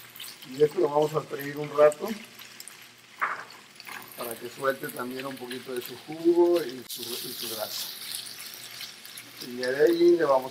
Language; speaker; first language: Spanish; native; Spanish